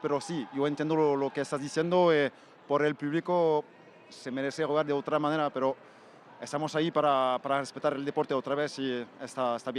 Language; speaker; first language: Spanish; non-native, fluent; French